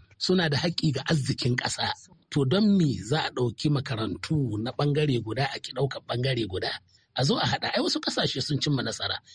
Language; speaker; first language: Hausa; native; Hausa